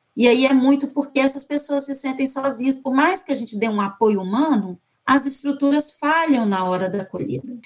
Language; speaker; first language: Portuguese; native; Portuguese